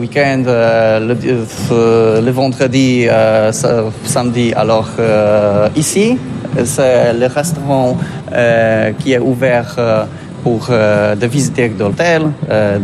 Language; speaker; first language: French; non-native, learner; Polish